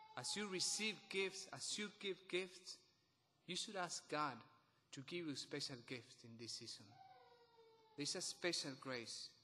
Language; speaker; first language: English; non-native, fluent; Spanish